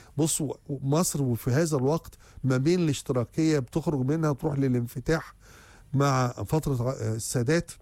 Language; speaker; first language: Egyptian Arabic; native; Egyptian Arabic